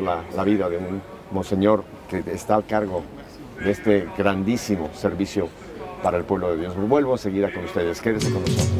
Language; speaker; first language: Spanish; native; Spanish